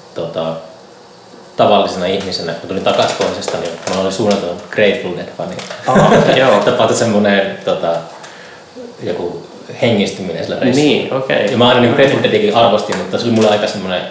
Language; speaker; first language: Finnish; native; Finnish